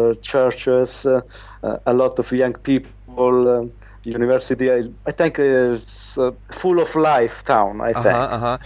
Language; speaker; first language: English; non-native, learner; Italian